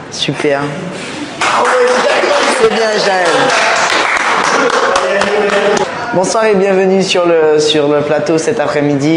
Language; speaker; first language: French; native; French